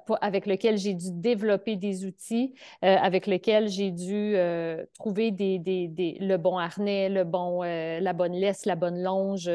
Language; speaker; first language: French; native; French